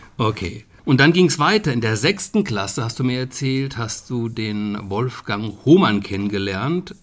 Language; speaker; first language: German; native; German